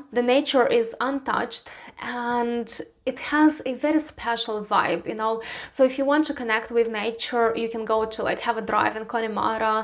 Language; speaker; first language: English; non-native, fluent; Romanian